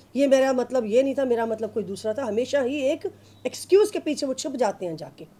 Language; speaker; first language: Hindi; non-native, local second language; Punjabi